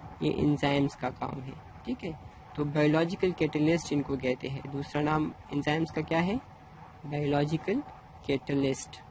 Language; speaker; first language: Urdu; non-native, local second language; Pashto